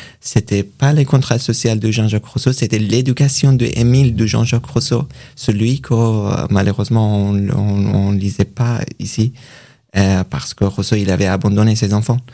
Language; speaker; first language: French; non-native, learner; Persian